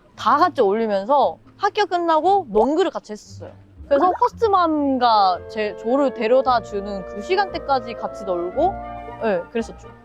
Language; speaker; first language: Korean; non-native, fluent; Japanese